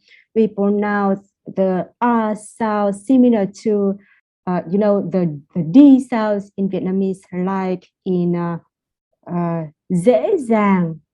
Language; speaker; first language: English; non-native, fluent; Vietnamese